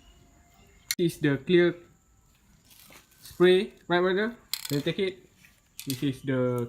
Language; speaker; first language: English; non-native, local second language; Malay